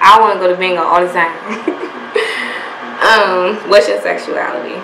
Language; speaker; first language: English; native; English